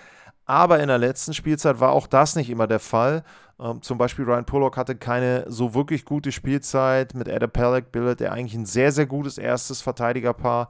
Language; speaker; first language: German; native; German